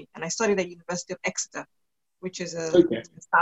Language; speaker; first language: English; non-native, local second language; Yoruba